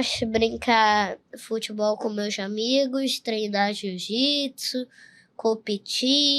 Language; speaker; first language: Portuguese; early bilingual, heritage; Portuguese